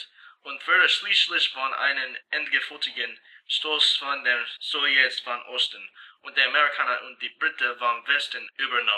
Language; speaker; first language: German; non-native, learner; English